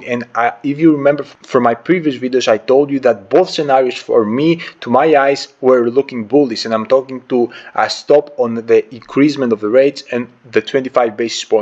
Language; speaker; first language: English; non-native, fluent; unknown